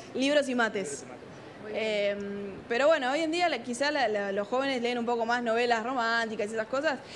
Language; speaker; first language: Spanish; native; Spanish